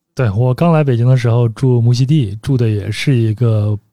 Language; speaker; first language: Chinese; native; Chinese